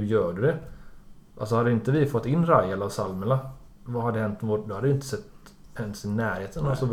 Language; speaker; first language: Swedish; native; Swedish